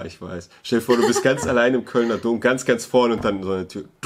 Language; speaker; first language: German; native; German